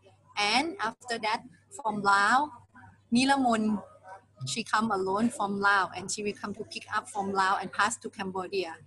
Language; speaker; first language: English; non-native, learner; Thai